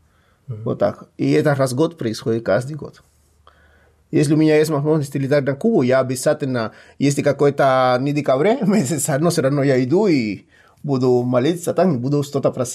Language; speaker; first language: Russian; non-native, fluent; Spanish